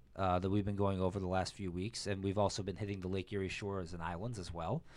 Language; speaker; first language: English; native; English